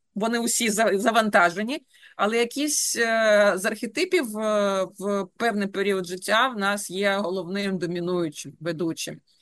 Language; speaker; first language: Ukrainian; native; Ukrainian